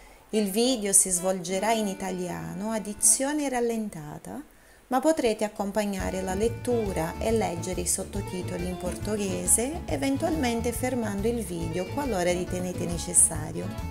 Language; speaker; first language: Italian; non-native, fluent; Portuguese